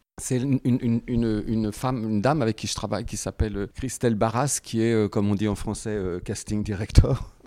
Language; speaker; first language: French; native; French